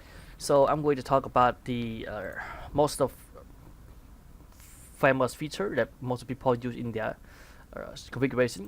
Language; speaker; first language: English; non-native, fluent; Khmer